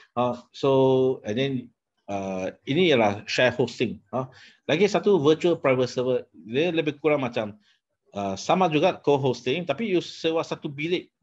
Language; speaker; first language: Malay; non-native, local second language; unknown